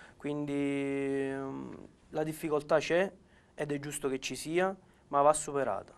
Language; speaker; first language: Italian; native; Italian